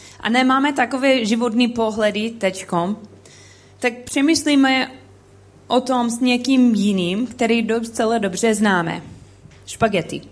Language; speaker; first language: Czech; non-native, learner; English